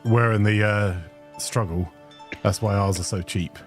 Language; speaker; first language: English; native; English